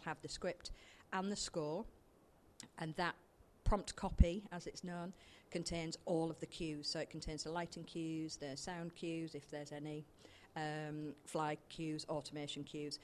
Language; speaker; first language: English; native; English